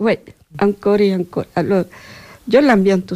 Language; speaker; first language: French; non-native, learner; Spanish